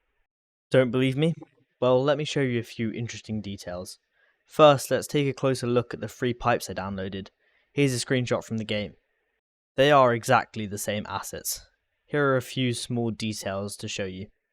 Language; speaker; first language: English; native; English